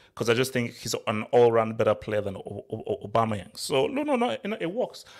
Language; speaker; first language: English; native; English